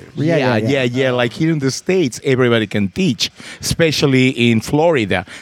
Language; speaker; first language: English; non-native, fluent; Spanish